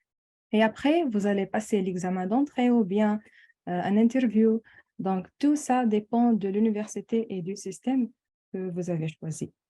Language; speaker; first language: French; non-native, local second language; Arabic